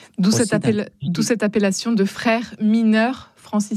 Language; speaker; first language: French; native; French